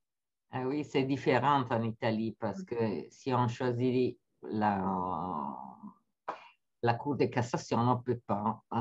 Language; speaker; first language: French; non-native, fluent; Italian